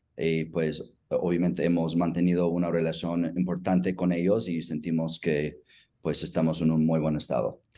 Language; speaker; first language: Spanish; non-native, fluent; English